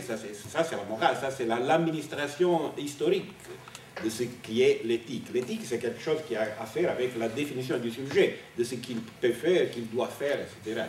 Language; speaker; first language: French; non-native, fluent; Italian